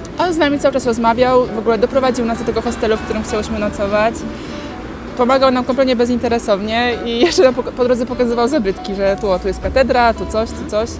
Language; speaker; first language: Polish; native; Polish